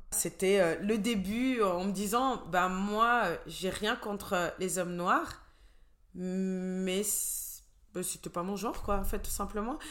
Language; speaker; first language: French; early bilingual, other home language; Portuguese